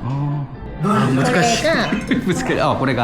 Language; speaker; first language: Japanese; non-native, learner; Korean